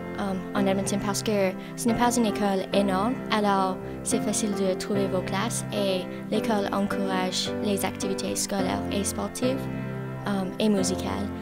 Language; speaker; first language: French; non-native, local second language; English